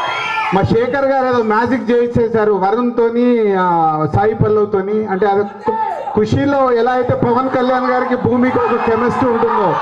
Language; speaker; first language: Telugu; native; Telugu